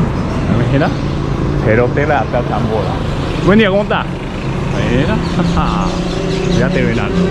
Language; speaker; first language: Spanish; non-native, learner; Japanese